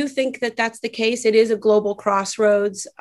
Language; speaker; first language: English; native; English